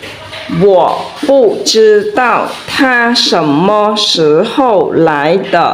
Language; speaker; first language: Chinese; non-native, fluent; Khmer